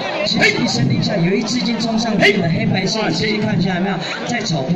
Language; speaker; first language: Chinese; native; Chinese